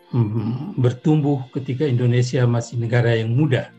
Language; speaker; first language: Indonesian; non-native, local second language; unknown